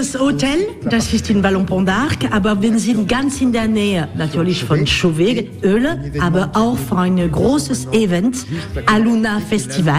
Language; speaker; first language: German; non-native, learner; French